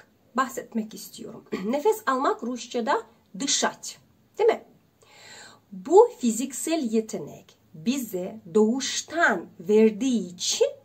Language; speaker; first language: Turkish; non-native, learner; Russian